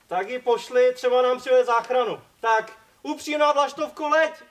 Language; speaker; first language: Czech; native; Czech